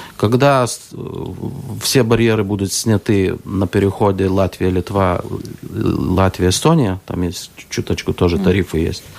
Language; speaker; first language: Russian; non-native, local second language; Lithuanian